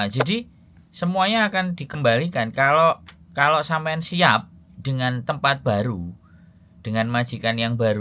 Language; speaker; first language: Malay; non-native, local second language; Javanese